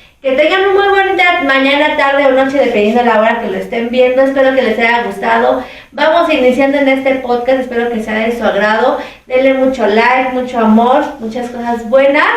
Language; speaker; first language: Spanish; native; Spanish